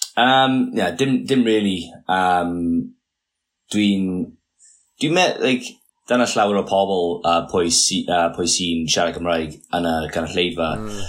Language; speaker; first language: Welsh; non-native, local second language; English